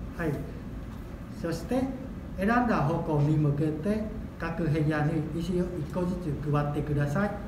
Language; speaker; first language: Japanese; non-native, fluent; Vietnamese